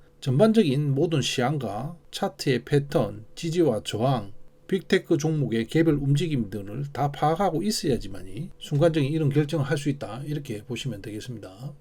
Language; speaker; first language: Korean; native; Korean